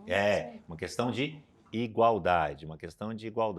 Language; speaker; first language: Portuguese; native; Portuguese